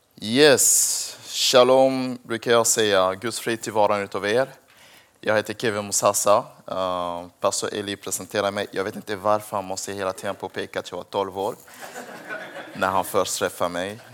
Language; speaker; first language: Swedish; early bilingual, other home language; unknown